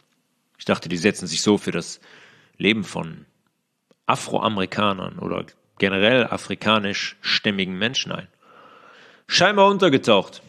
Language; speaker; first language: German; native; German